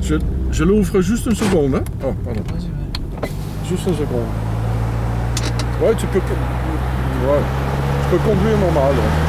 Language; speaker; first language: French; non-native, fluent; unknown